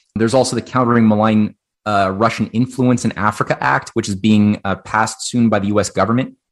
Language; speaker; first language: English; native; English